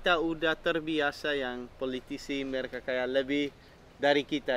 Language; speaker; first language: Indonesian; non-native, fluent; Dutch